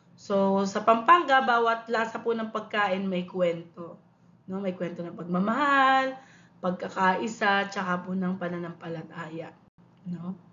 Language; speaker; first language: Filipino; non-native, local second language; Pampanga